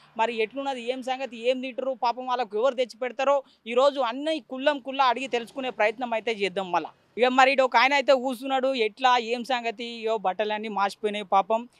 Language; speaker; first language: Telugu; native; Telugu